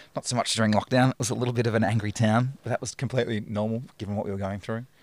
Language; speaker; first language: English; native; English